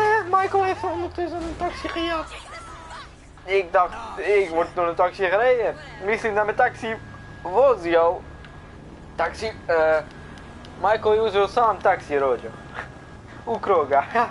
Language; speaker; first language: Dutch; early bilingual, other home language; Bosnian